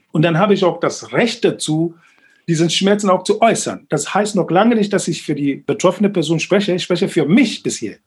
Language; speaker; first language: German; non-native, fluent; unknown